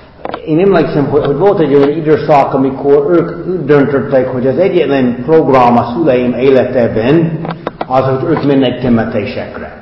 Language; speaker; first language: Hungarian; non-native, fluent; English